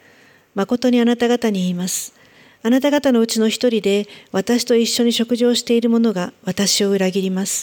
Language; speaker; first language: Japanese; native; Japanese